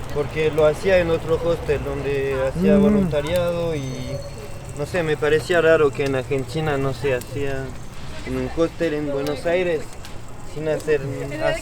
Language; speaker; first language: Spanish; non-native, learner; French